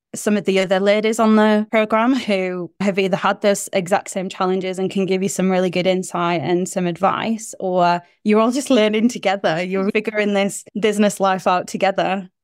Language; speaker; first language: English; native; English